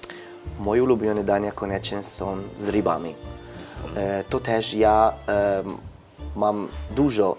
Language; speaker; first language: Polish; non-native, learner; Italian